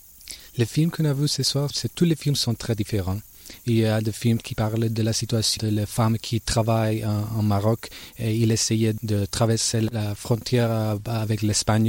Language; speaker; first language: French; non-native, learner; Spanish